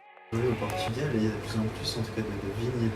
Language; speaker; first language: French; native; French